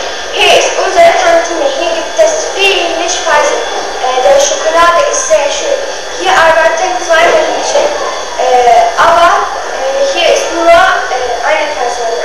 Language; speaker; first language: German; non-native, learner; Turkish